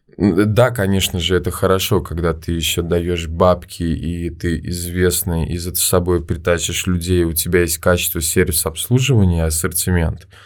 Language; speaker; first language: Russian; native; Russian